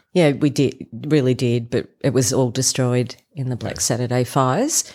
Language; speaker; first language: English; non-native, local second language; German